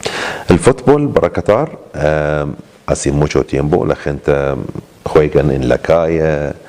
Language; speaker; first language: Spanish; non-native, learner; Arabic